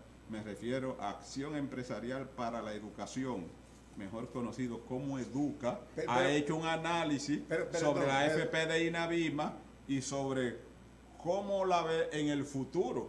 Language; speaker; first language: Spanish; native; Spanish